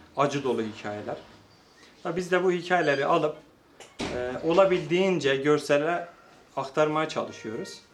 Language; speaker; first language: Turkish; non-native, local second language; Kurdish